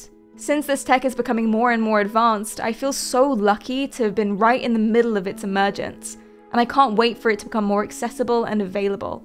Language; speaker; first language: English; native; English